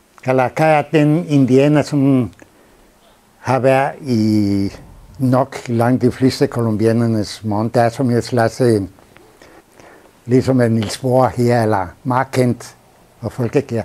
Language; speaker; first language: Danish; non-native, fluent; Spanish